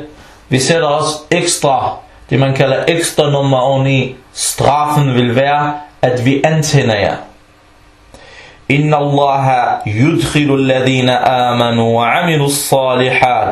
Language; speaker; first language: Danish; non-native, fluent; Arabic